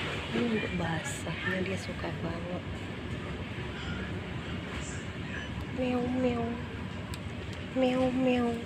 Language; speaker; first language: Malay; non-native, local second language; Javanese